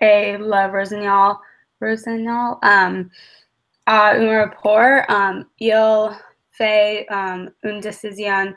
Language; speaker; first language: French; non-native, learner; English